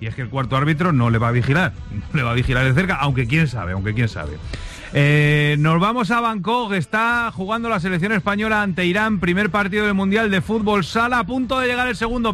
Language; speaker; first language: Spanish; native; Spanish